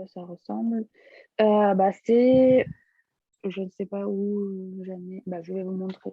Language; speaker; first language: French; non-native, fluent; Russian